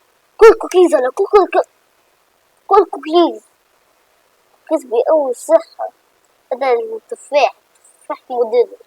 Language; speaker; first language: Arabic; native; Arabic